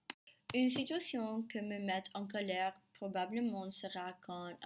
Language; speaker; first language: French; non-native, learner; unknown